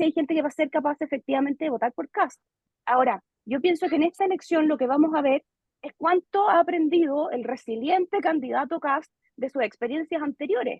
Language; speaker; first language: Spanish; native; Spanish